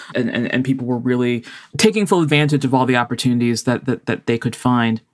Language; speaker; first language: English; native; English